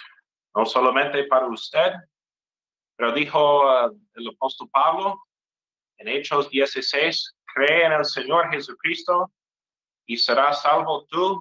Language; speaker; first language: Spanish; non-native, fluent; English